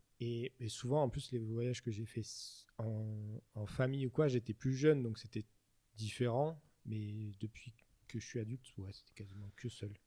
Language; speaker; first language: French; native; French